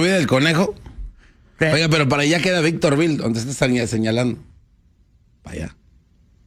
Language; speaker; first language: Spanish; native; Spanish